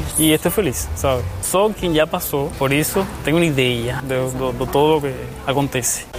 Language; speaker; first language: Portuguese; non-native, fluent; Spanish